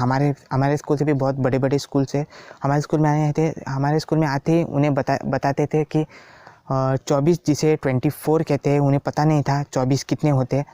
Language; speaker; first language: Hindi; non-native, local second language; Konkani